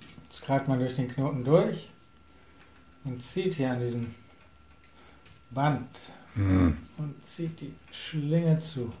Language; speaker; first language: German; native; German